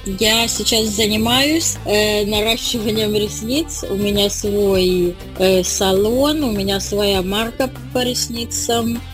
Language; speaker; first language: Russian; native; Russian